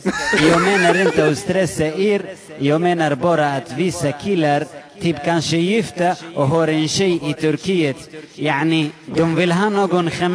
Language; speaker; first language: Swedish; non-native, local second language; Arabic